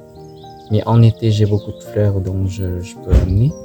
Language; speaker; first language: French; non-native, fluent; Thai